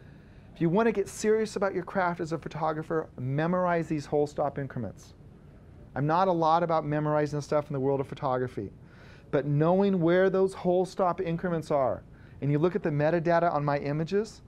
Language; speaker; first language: English; native; English